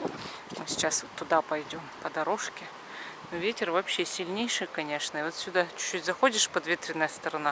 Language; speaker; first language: Russian; native; Russian